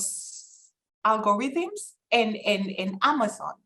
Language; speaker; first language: Spanish; non-native, fluent; English